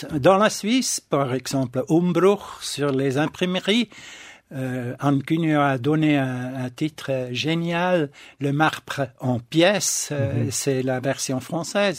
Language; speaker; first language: French; non-native, local second language; German